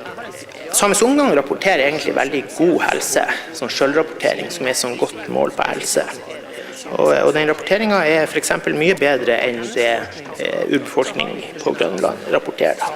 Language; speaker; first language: Norwegian; native; Norwegian